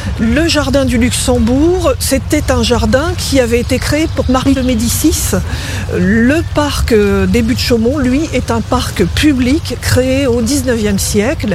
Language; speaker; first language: French; native; French